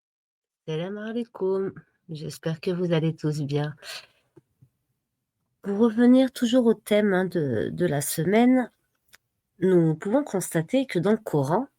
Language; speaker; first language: French; native; French